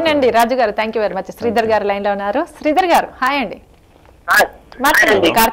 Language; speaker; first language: Telugu; native; Telugu